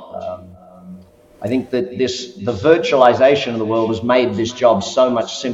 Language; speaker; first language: English; native; English